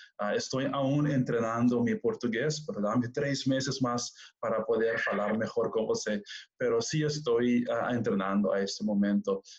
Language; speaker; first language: Spanish; non-native, fluent; Papiamento